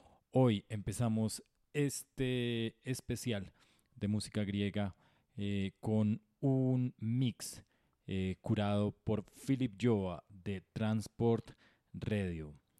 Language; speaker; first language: Spanish; native; Spanish